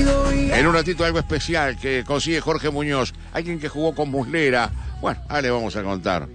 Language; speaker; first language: Spanish; native; Spanish